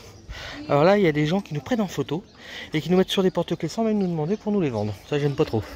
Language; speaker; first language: French; native; French